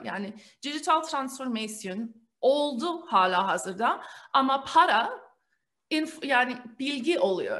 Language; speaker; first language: Turkish; early bilingual, heritage; Turkish